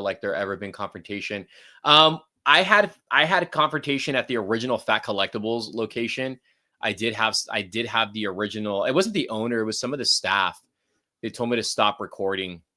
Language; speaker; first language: English; native; English